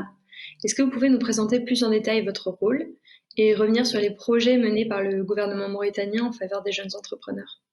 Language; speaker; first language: French; native; French